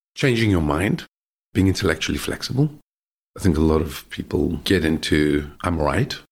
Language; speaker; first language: English; native; English